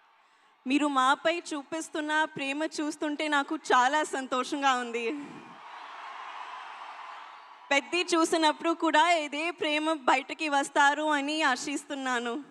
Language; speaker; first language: Telugu; non-native, local second language; Hindi